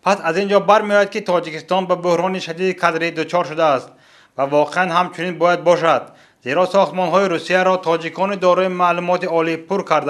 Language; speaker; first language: Persian; native; Persian